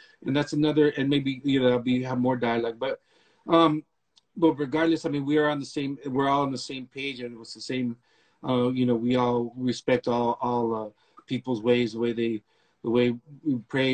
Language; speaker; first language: English; early bilingual, other home language; Spanish